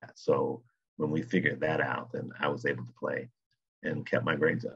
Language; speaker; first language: English; native; English